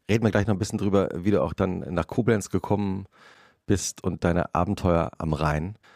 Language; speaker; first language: German; native; German